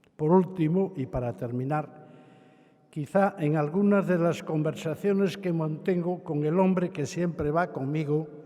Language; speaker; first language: Spanish; native; Spanish